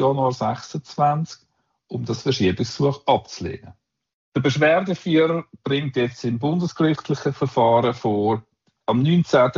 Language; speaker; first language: German; native; German